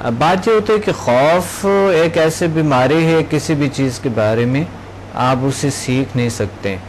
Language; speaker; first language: Urdu; non-native, local second language; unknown